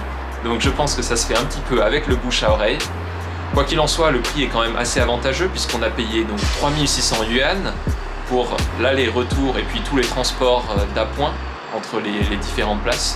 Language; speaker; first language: French; native; French